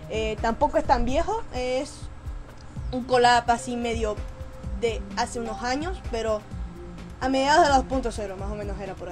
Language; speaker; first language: Spanish; native; Spanish